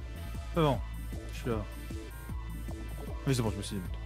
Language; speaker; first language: French; native; French